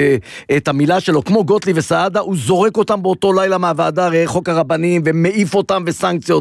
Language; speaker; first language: Hebrew; native; Hebrew